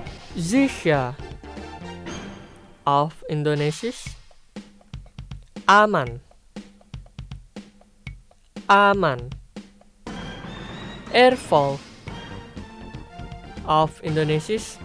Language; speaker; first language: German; non-native, fluent; Indonesian